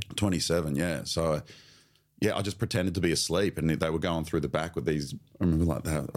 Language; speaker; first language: English; native; English